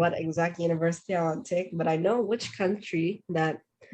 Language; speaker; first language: English; non-native, fluent; Indonesian